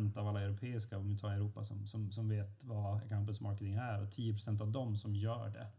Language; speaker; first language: Swedish; native; Swedish